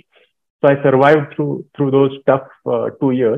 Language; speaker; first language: English; non-native, local second language; Marathi